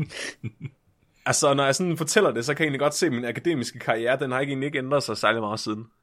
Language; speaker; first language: Danish; native; Danish